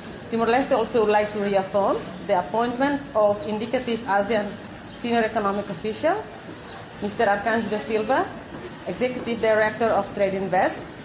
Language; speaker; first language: English; non-native, fluent; Tetum